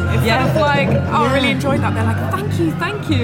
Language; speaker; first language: English; native; English